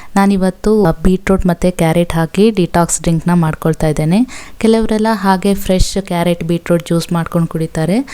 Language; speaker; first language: Kannada; non-native, local second language; Tulu